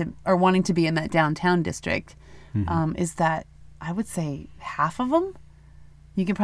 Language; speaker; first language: English; native; English